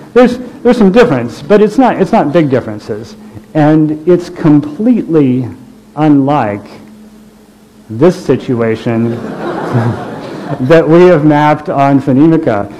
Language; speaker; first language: English; native; English